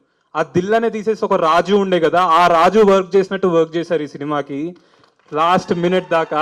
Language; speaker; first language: Telugu; native; Telugu